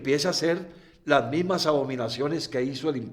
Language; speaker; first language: Spanish; native; Spanish